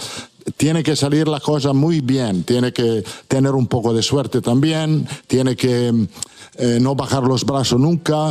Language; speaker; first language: Spanish; non-native, fluent; Italian